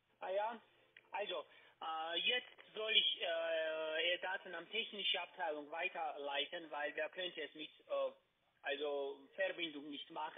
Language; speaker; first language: German; non-native, learner; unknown